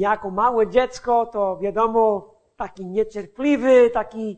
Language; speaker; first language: Polish; non-native, fluent; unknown